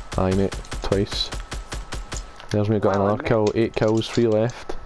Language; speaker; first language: English; native; English